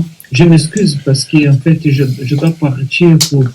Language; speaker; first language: French; non-native, fluent; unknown